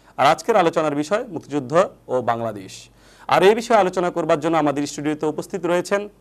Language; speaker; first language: Bangla; native; Bangla